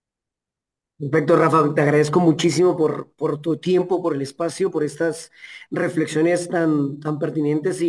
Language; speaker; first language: Spanish; native; Spanish